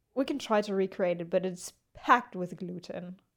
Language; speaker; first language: English; non-native, fluent; German